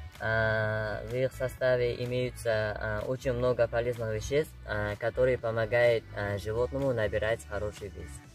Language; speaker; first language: Russian; non-native, local second language; Uzbek